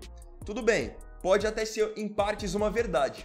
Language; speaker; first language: Portuguese; native; Portuguese